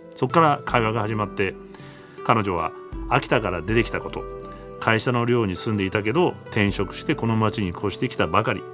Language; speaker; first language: Japanese; native; Japanese